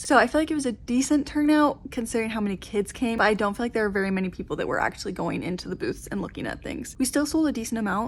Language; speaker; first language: English; native; English